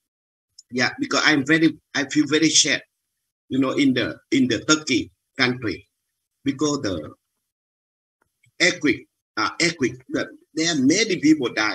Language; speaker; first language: English; non-native, learner; Vietnamese